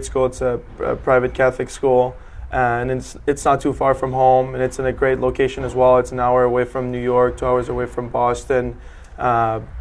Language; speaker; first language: English; native; English